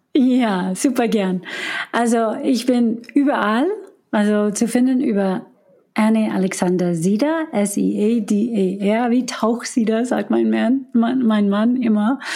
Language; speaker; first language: German; non-native, fluent; English